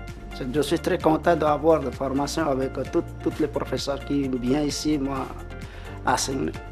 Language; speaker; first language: French; non-native, learner; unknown